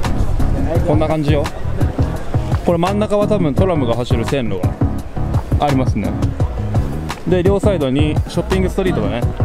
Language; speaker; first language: Japanese; native; Japanese